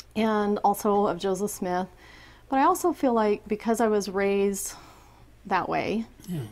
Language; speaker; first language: English; native; English